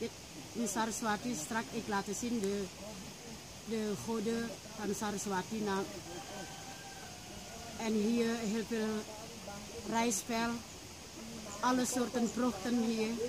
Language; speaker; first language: Dutch; non-native, learner; Balinese